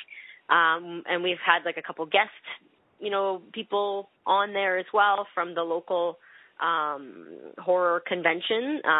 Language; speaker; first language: English; native; English